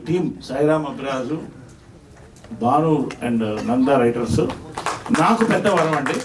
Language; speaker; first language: Telugu; native; Telugu